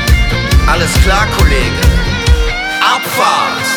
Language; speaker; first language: German; native; German